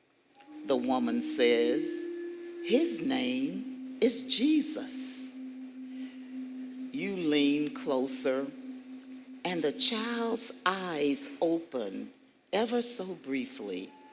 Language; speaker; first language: English; native; English